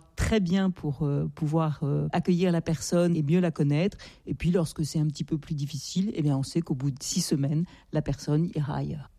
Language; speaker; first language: French; native; French